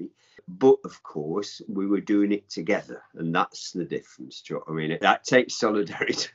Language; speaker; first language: English; native; English